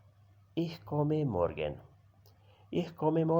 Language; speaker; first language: German; non-native, learner; Urdu